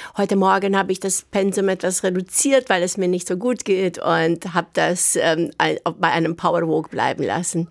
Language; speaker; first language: German; early bilingual, heritage; German